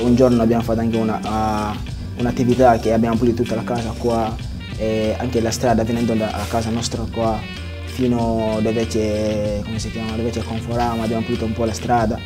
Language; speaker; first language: Italian; non-native, learner; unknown